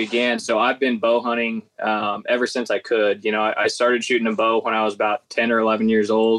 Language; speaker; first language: English; native; English